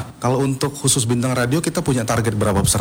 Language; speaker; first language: Indonesian; native; Indonesian